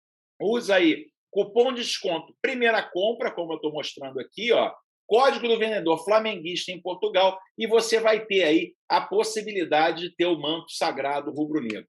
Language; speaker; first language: Portuguese; native; Portuguese